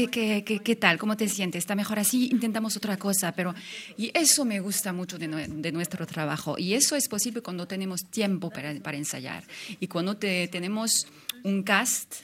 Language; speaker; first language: Spanish; non-native, fluent; French